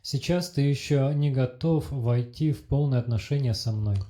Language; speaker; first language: Russian; native; Russian